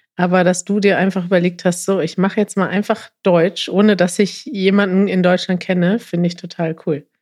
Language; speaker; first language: German; native; German